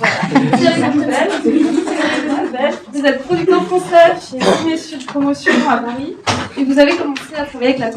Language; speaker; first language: French; native; French